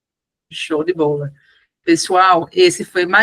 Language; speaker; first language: Portuguese; native; Portuguese